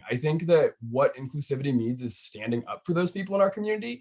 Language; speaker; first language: English; native; English